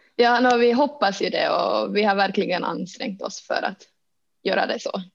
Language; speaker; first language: Swedish; native; Swedish